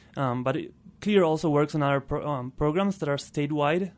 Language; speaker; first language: English; non-native, fluent; Spanish